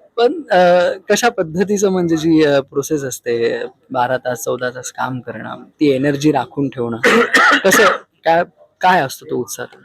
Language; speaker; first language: Marathi; native; Marathi